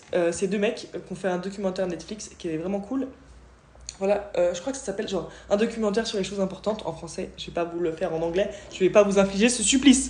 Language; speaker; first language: French; native; French